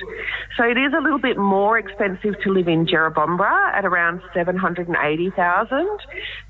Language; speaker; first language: English; native; English